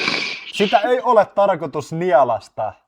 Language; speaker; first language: Finnish; native; Finnish